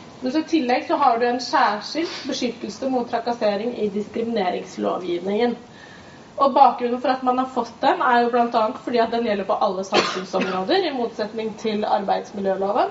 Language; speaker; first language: Norwegian; native; Norwegian